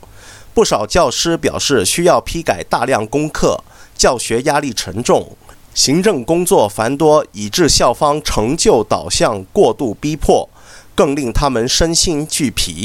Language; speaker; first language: Chinese; non-native, local second language; Cantonese